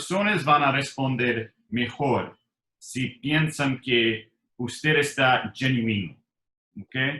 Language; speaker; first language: Spanish; non-native, learner; English